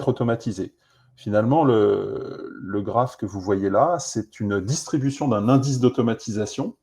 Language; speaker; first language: French; native; French